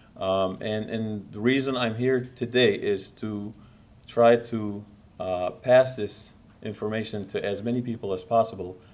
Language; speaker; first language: English; non-native, fluent; Assyrian Neo-Aramaic